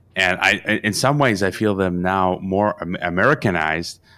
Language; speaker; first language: English; native; English